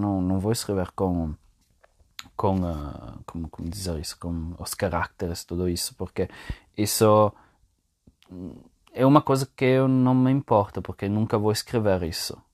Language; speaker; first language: Portuguese; non-native, fluent; Italian